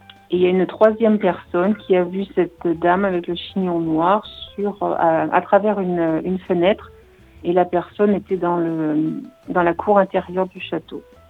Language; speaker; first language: French; native; French